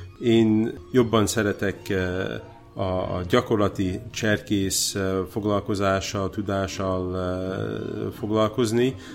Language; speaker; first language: Hungarian; early bilingual, heritage; Hungarian